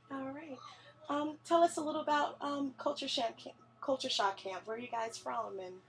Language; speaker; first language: English; native; English